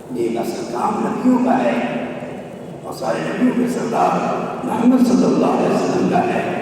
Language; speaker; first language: Urdu; native; Urdu